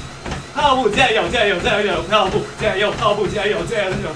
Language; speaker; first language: Chinese; non-native, learner; Russian